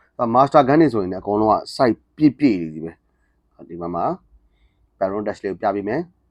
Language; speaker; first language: Burmese; native; Burmese